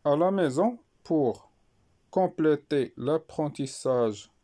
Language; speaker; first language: French; non-native, local second language; Arabic